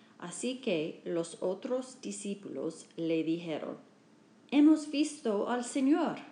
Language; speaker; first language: Spanish; non-native, learner; English